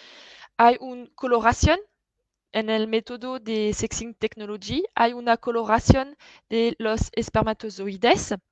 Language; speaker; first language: Spanish; non-native, fluent; French